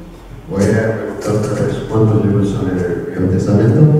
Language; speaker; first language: Spanish; non-native, learner; Korean